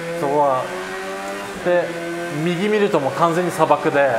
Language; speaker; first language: Japanese; non-native, fluent; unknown